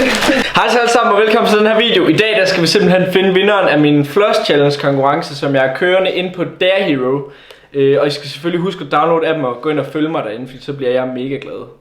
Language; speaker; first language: Danish; native; Danish